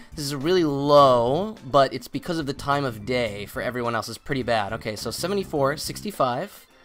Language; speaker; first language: English; native; English